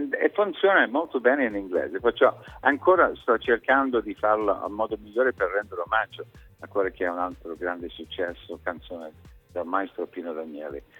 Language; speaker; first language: Italian; non-native, fluent; English